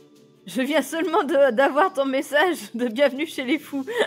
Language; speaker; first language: French; native; French